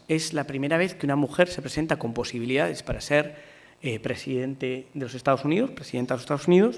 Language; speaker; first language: Spanish; native; Spanish